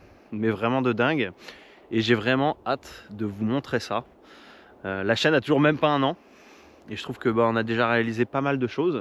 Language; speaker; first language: French; native; French